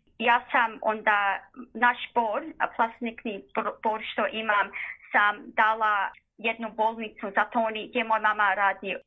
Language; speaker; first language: Croatian; early bilingual, heritage; Croatian